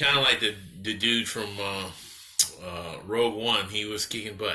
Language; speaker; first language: English; native; English